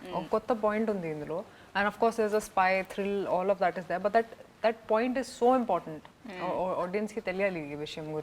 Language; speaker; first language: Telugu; non-native, fluent; Hindi